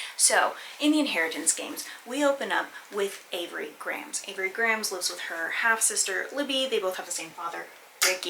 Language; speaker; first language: English; native; English